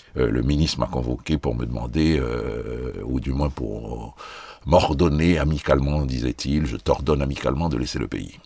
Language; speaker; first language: French; non-native, local second language; Haitian Creole